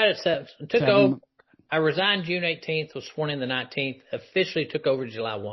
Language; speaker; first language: English; native; English